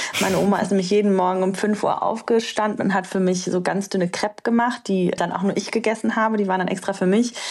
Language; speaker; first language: German; early bilingual, other home language; Romanian